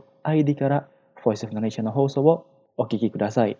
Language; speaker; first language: Japanese; non-native, fluent; Indonesian